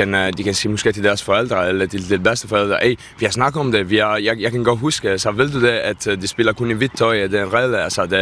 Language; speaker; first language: Danish; non-native, fluent; Italian